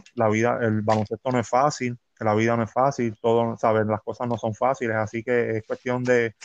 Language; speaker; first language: Spanish; native; Spanish